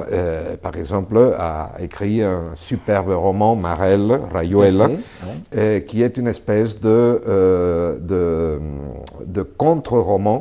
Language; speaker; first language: French; non-native, fluent; Spanish